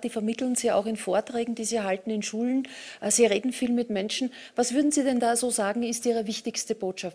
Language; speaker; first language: German; native; German